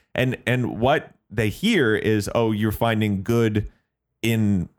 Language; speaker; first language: English; native; English